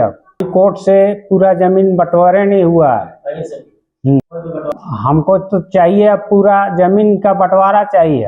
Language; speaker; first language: Hindi; non-native, local second language; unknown